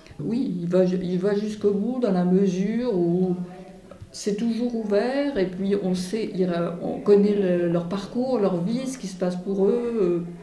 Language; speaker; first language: French; native; French